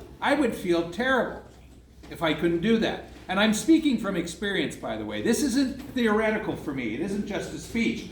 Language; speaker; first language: English; non-native, local second language; French